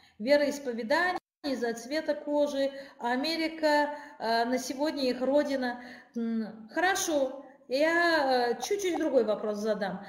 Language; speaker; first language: Russian; non-native, local second language; Armenian